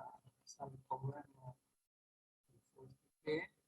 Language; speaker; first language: French; non-native, learner; Italian